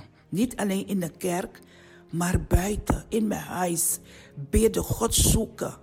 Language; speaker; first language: Dutch; non-native, learner; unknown